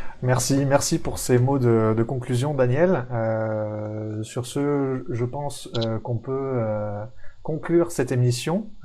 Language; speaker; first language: French; native; French